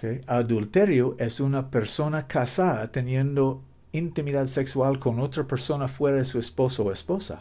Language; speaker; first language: Spanish; non-native, learner; English